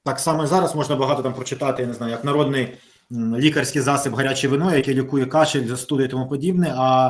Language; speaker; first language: Ukrainian; native; Ukrainian